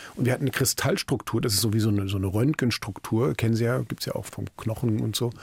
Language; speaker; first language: German; native; German